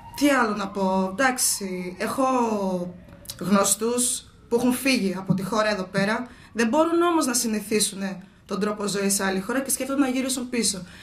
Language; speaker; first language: Greek; early bilingual, other home language; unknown